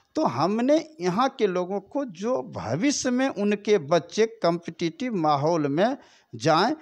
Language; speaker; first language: Hindi; native; Hindi